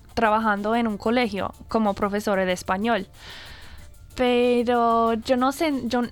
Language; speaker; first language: Spanish; non-native, fluent; English